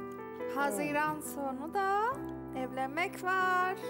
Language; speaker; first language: Turkish; non-native, learner; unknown